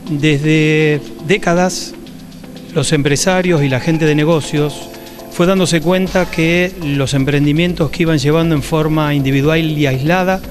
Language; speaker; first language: Spanish; native; Spanish